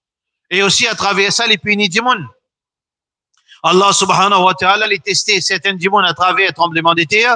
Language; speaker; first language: French; non-native, local second language; Morisyen